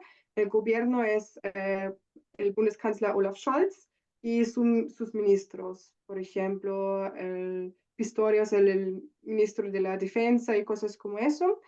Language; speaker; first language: Spanish; non-native, learner; German